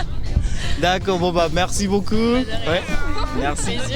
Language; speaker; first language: French; non-native, learner; Japanese